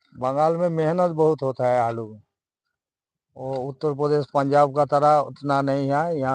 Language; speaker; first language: Hindi; non-native, local second language; Bangla